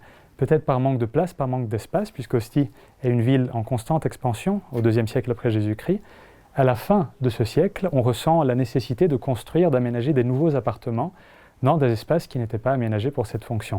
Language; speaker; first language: French; non-native, fluent; Italian